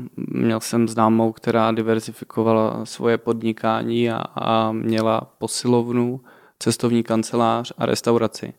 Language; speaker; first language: Czech; native; Czech